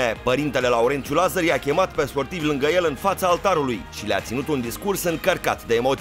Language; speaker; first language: Romanian; native; Romanian